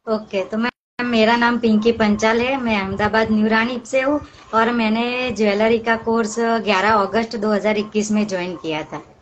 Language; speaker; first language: Hindi; non-native, local second language; Gujarati